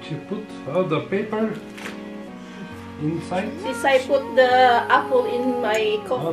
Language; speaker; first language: English; non-native, learner; Filipino